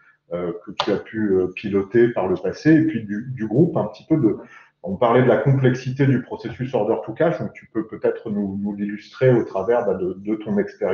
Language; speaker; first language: French; native; French